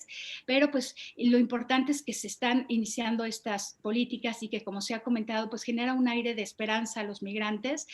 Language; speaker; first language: Spanish; native; Spanish